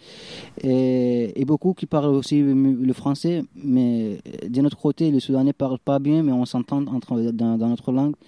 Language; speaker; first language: French; non-native, fluent; Arabic